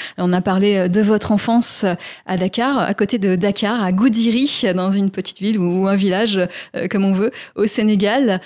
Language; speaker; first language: French; native; French